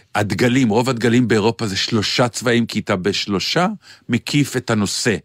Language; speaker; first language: Hebrew; native; Hebrew